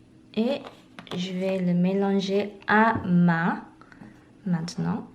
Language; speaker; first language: French; non-native, learner; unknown